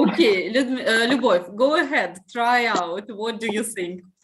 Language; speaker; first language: English; non-native, fluent; Russian